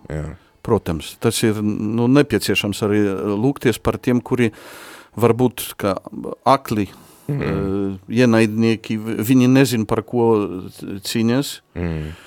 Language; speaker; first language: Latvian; non-native, fluent; Polish